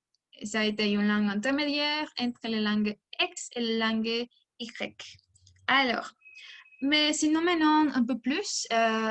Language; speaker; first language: French; non-native, learner; Spanish